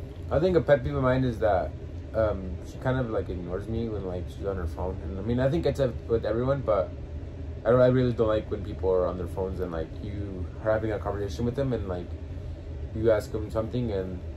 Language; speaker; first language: English; early bilingual, other home language; Spanish